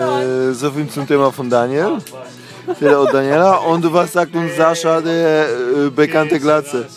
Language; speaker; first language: German; non-native, fluent; Polish